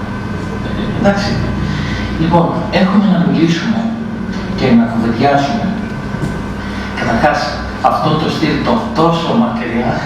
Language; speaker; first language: Greek; native; Greek